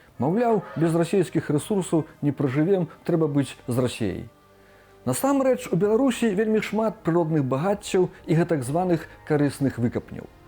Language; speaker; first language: Belarusian; non-native, local second language; Russian